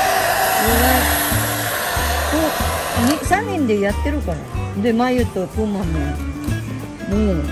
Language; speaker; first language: Japanese; non-native, fluent; Filipino